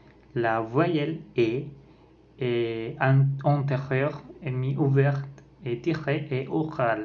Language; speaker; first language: French; non-native, learner; Spanish